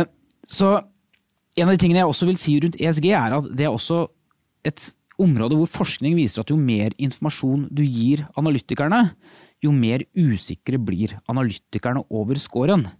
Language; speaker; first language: Norwegian; native; Norwegian